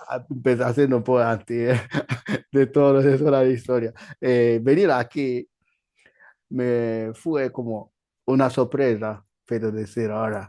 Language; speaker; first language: Spanish; non-native, learner; Igbo